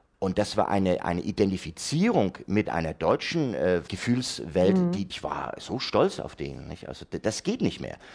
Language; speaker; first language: German; early bilingual, heritage; Danish